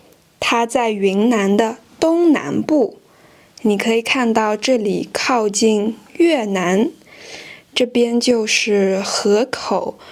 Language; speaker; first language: Chinese; non-native, fluent; French